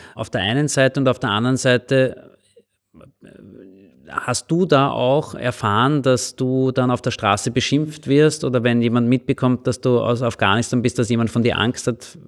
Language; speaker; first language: German; native; German